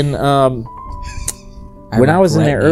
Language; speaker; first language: English; native; English